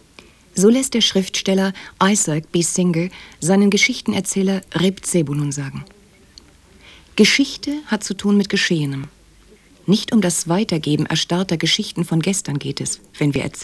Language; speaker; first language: German; native; German